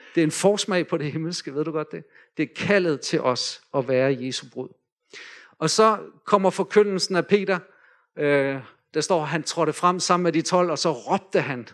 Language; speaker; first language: Danish; native; Danish